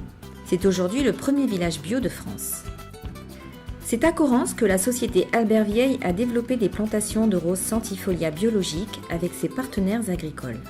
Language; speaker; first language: French; native; French